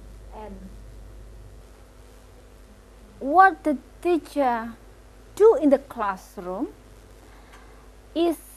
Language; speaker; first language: English; non-native, local second language; Indonesian